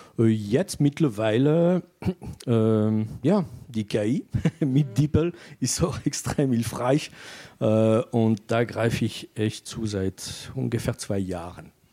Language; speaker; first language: German; non-native, fluent; French